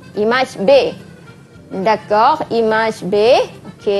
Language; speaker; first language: French; non-native, fluent; Malay